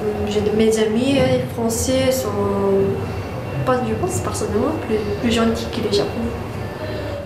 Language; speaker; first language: French; non-native, learner; Japanese